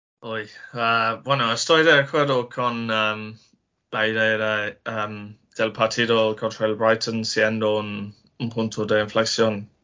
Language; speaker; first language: Spanish; non-native, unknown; English